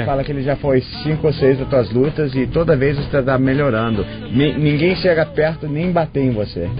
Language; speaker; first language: Portuguese; non-native, fluent; English